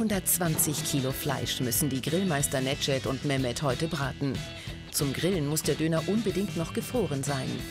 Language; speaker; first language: German; native; German